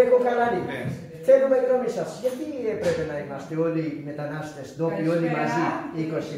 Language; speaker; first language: Greek; non-native, fluent; Urdu